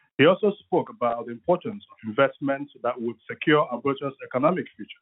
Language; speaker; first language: English; non-native, local second language; Igbo